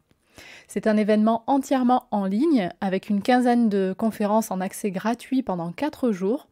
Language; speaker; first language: French; native; French